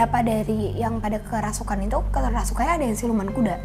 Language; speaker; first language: Indonesian; native; Indonesian